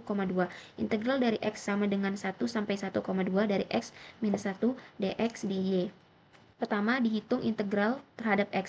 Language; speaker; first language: Indonesian; native; Indonesian